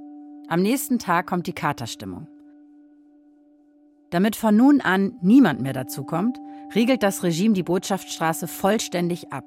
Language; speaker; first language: German; native; German